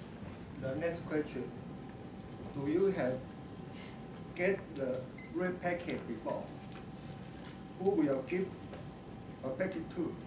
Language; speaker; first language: English; non-native, learner; Chinese